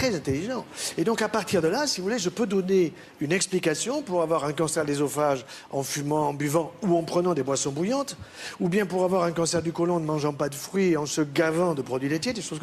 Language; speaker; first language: French; native; French